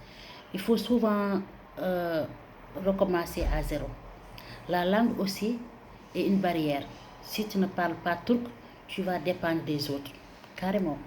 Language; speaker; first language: French; non-native, local second language; Wolof